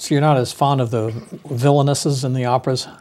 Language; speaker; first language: English; native; English